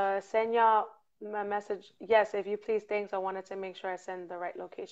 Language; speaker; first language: English; early bilingual, other home language; Spanish